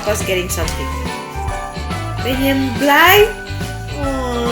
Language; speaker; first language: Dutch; non-native, local second language; Cebuano